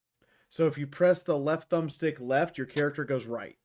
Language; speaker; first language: English; native; English